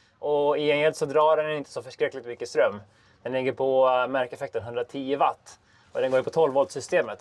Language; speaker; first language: Swedish; native; Swedish